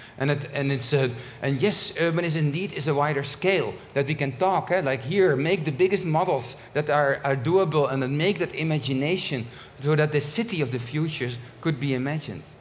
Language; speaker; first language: English; non-native, fluent; Dutch